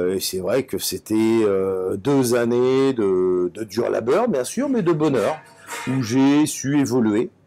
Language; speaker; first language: French; native; French